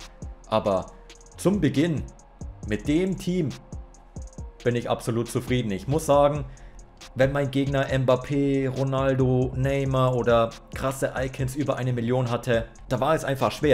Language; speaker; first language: German; native; German